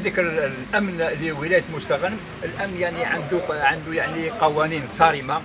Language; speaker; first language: Arabic; native; Arabic